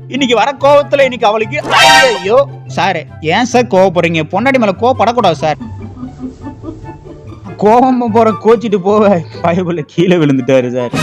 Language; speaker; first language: Tamil; native; Tamil